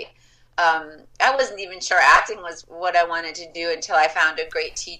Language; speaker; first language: English; native; English